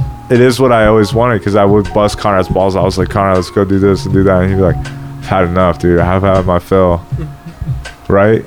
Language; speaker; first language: English; early bilingual, other home language; Polish